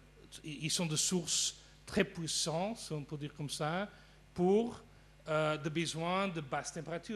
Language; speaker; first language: French; non-native, fluent; Portuguese